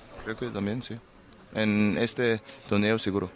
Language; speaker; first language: Spanish; non-native, learner; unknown